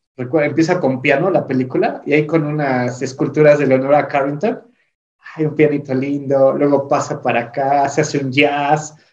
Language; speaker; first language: Spanish; native; Spanish